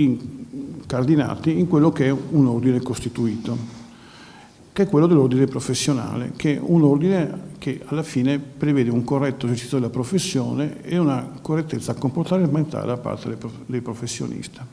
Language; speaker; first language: Italian; native; Italian